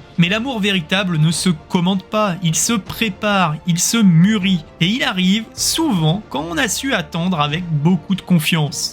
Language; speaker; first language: French; native; French